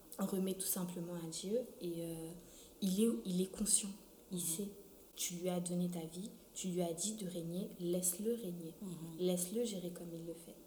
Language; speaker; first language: French; early bilingual, other home language; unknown